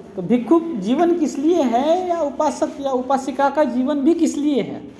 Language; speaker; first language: Hindi; non-native, local second language; Marathi